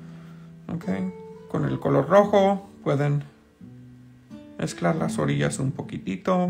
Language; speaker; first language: Spanish; early bilingual, heritage; Spanish